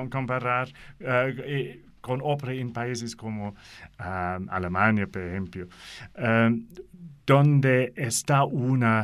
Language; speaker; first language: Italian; non-native, learner; English